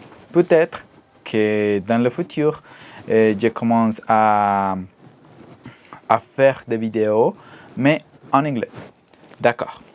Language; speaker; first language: French; non-native, learner; Spanish